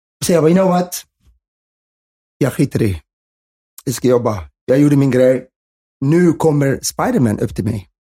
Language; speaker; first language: Swedish; early bilingual, other home language; Somali